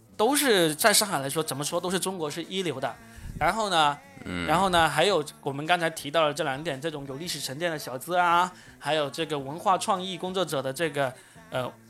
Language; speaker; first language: Chinese; native; Chinese